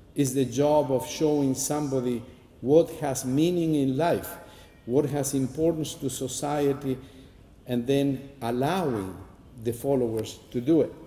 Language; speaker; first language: English; non-native, fluent; Spanish